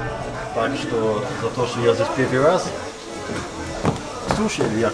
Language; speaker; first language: Russian; non-native, learner; English